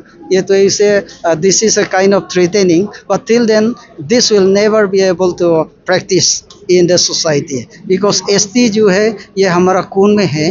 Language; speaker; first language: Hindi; non-native, local second language; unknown